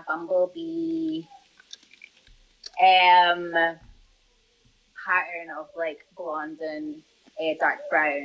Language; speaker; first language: English; native; English